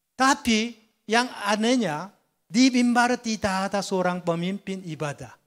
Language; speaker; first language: Indonesian; non-native, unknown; Korean